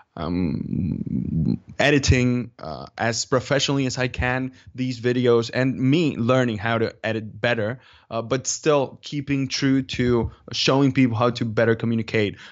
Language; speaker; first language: English; non-native, fluent; Spanish